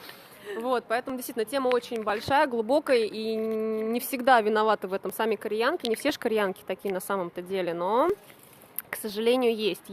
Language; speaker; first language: Russian; native; Russian